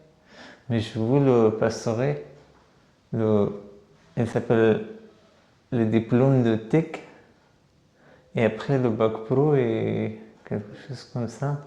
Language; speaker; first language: French; non-native, learner; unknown